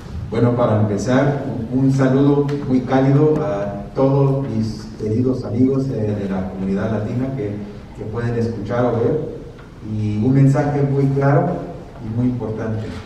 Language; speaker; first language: Spanish; early bilingual, heritage; Spanish